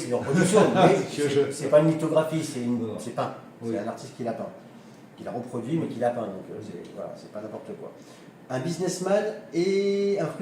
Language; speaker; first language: French; native; French